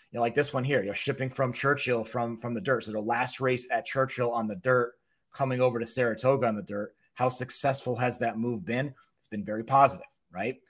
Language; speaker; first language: English; native; English